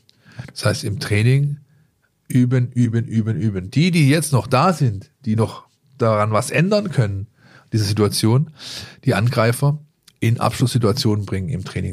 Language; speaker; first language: German; native; German